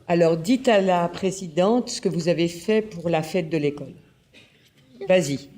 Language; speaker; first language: French; native; French